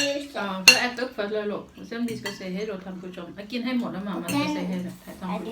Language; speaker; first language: Swedish; non-native, learner; Thai